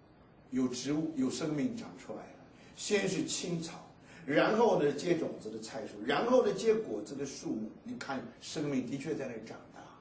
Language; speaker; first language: Chinese; native; Chinese